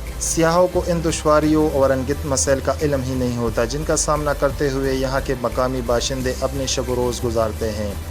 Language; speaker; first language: Urdu; non-native, local second language; Khowar